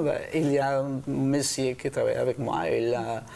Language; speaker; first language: French; non-native, fluent; Spanish